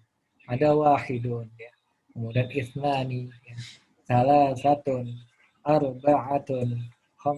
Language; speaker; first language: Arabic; non-native, fluent; Indonesian